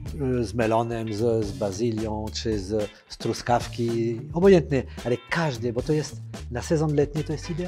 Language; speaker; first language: Polish; non-native, fluent; French